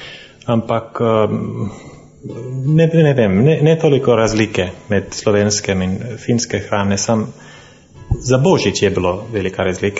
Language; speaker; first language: Slovenian; non-native, fluent; Finnish